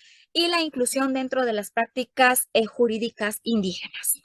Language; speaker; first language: Spanish; native; Spanish